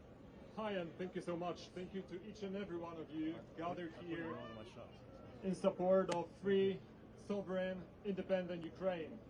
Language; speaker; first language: English; non-native, fluent; Polish